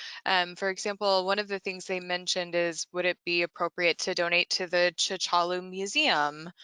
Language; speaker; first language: English; native; English